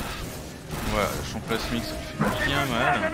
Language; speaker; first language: French; native; French